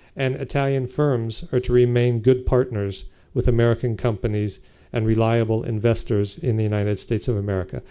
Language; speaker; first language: English; native; English